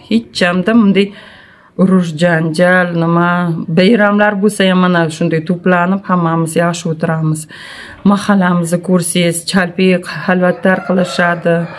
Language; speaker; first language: Uzbek; non-native, local second language; Tatar